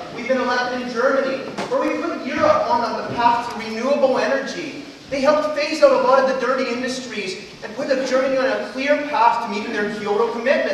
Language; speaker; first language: English; native; English